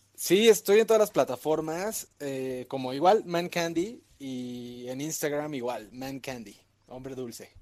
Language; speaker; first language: Spanish; native; Spanish